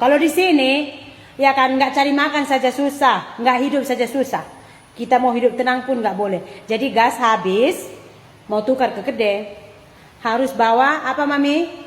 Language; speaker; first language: Indonesian; native; Indonesian